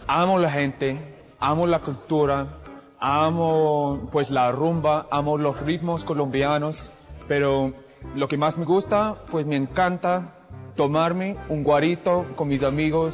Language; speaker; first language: Spanish; non-native, fluent; English